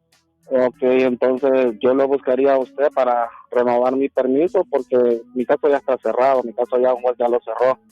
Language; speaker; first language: Spanish; native; Spanish